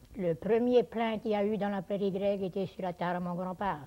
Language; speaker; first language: French; early bilingual, heritage; French